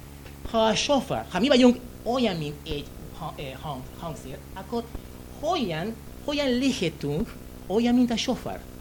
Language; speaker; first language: Hungarian; non-native, learner; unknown